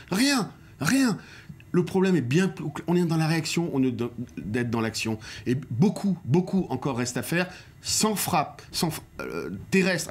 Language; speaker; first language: French; native; French